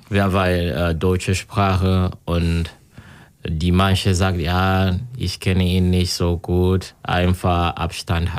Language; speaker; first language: German; non-native, learner; Kinyarwanda